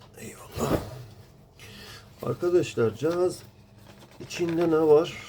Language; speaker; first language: Turkish; non-native, learner; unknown